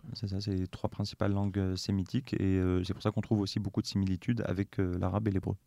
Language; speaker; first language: French; native; French